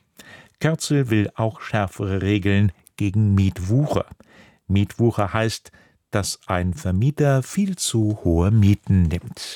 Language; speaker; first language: German; native; German